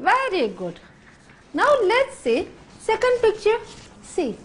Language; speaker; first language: English; non-native, fluent; Gujarati